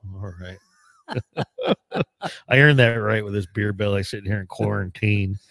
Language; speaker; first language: English; native; English